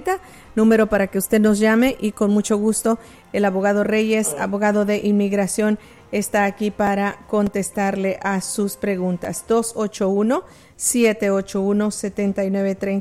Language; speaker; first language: Spanish; native; Spanish